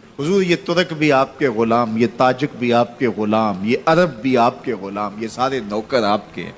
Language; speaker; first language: Urdu; non-native, local second language; Punjabi